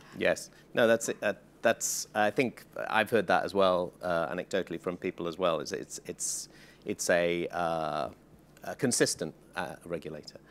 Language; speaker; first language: English; native; English